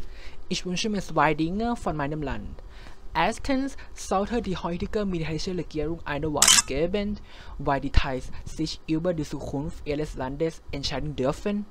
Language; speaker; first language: German; non-native, fluent; Thai